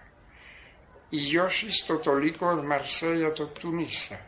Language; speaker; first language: Serbian; non-native, fluent; French